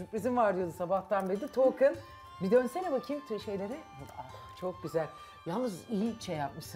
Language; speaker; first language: Turkish; native; Turkish